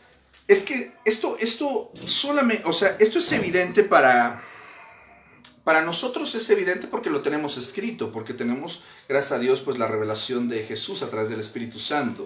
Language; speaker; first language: Spanish; native; Spanish